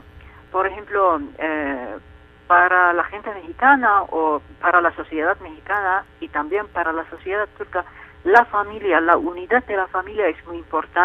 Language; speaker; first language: Spanish; non-native, fluent; Turkish